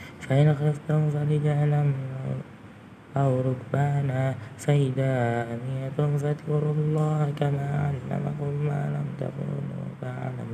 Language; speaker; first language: Arabic; non-native, learner; Indonesian